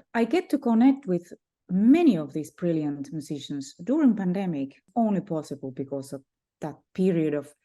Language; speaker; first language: English; non-native, fluent; Finnish